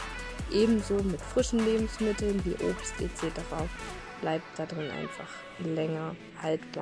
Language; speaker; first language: German; native; German